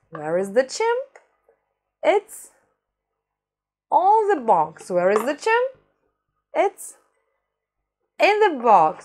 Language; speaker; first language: English; non-native, fluent; Russian